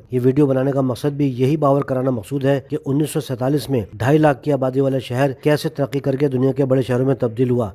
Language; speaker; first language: Urdu; native; Urdu